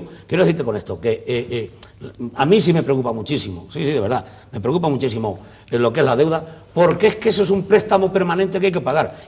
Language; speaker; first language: Spanish; native; Spanish